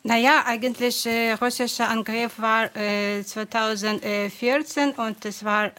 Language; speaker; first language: German; non-native, fluent; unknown